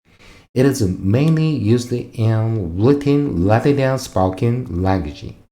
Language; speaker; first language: English; non-native, fluent; Korean